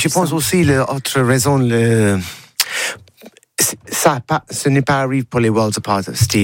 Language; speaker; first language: French; non-native, learner; English